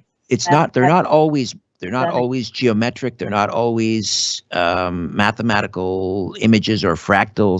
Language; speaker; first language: English; native; English